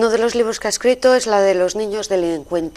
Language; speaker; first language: Spanish; native; Spanish